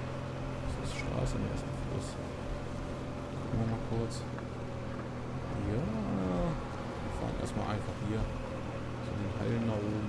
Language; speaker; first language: German; native; German